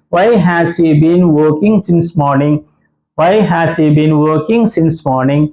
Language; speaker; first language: English; non-native, local second language; Malayalam